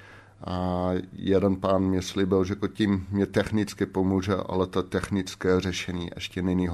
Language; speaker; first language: Czech; non-native, fluent; Dutch